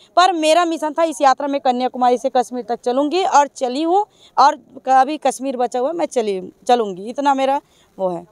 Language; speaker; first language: Hindi; native; Hindi